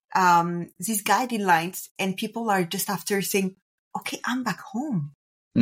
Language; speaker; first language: English; non-native, fluent; French